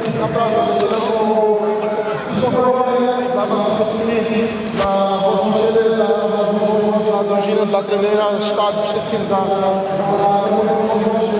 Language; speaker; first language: Polish; non-native, fluent; Portuguese